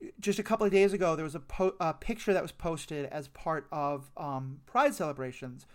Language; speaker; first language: English; native; English